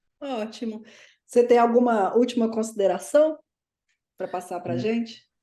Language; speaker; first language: Portuguese; native; Portuguese